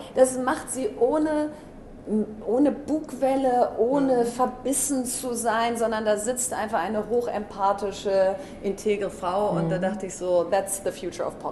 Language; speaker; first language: German; native; German